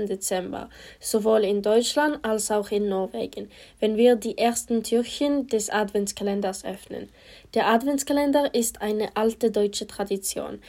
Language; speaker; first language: German; non-native, learner; Polish